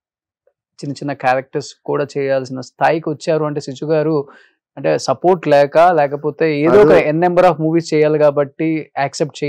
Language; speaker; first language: Telugu; native; Telugu